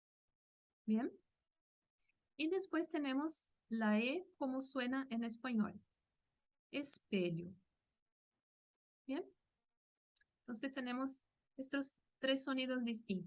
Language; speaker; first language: Spanish; non-native, fluent; Portuguese